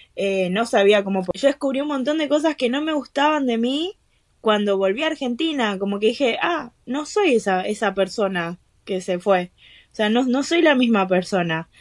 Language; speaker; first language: Spanish; native; Spanish